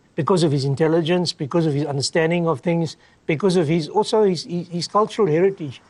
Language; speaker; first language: English; native; English